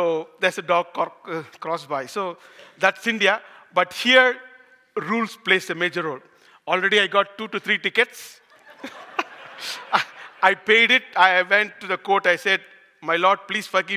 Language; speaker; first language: English; non-native, local second language; Tamil